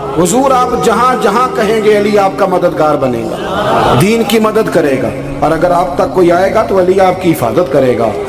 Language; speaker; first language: Urdu; non-native, local second language; Punjabi